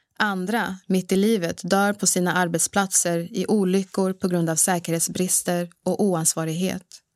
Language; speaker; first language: Swedish; early bilingual, other home language; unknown